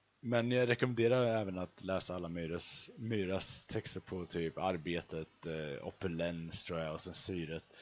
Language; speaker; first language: Swedish; native; Swedish